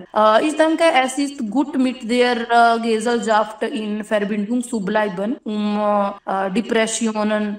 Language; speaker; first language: German; non-native, learner; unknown